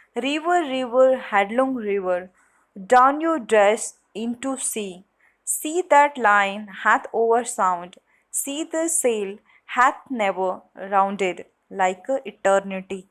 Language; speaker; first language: English; non-native, local second language; Gujarati